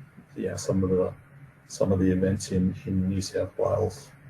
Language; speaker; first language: English; native; English